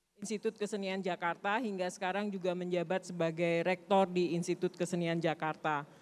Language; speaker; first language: Indonesian; native; Indonesian